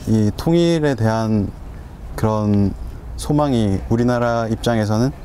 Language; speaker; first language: Korean; native; Korean